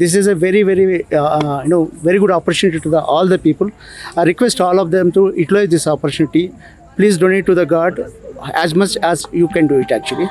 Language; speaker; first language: English; non-native, local second language; Telugu